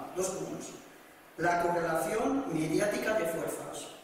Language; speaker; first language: Spanish; non-native, local second language; Catalan